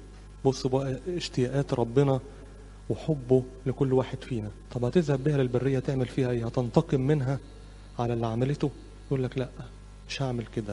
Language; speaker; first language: Arabic; native; Arabic